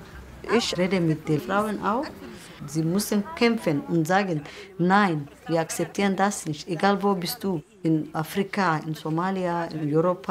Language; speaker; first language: German; non-native, learner; Somali